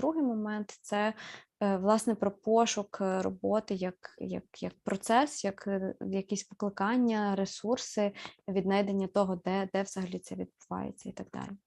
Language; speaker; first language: Ukrainian; native; Ukrainian